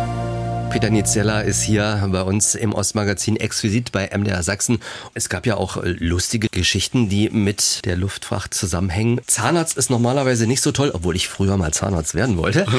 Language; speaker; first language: German; native; German